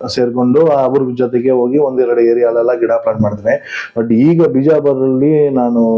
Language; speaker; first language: Kannada; non-native, local second language; Tamil